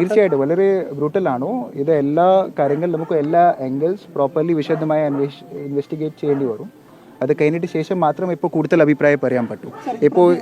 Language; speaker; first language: Malayalam; non-native, learner; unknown